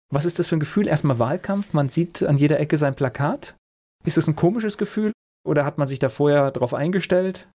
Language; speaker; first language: German; native; German